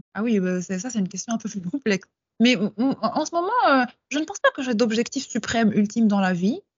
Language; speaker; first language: French; non-native, local second language; Arabic